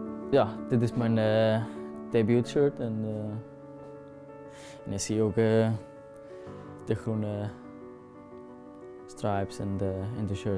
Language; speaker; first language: Dutch; non-native, learner; Icelandic